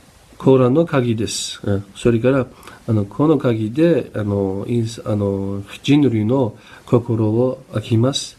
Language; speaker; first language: Japanese; non-native, fluent; Uyghur